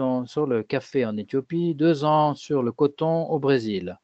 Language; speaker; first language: French; native; French